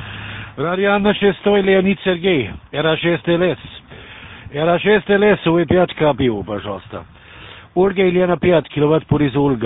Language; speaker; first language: Russian; non-native, learner; German